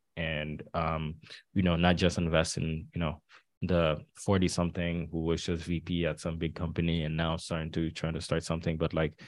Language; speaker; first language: English; early bilingual, other home language; Haitian Creole